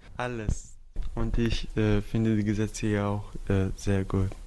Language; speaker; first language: German; non-native, fluent; Arabic